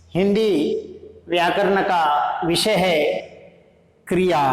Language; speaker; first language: Hindi; non-native, local second language; Kannada